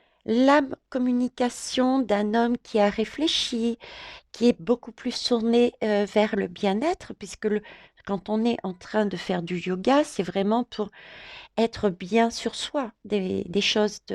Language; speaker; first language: French; native; French